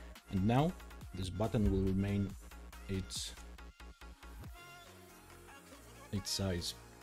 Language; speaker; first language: English; non-native, fluent; Russian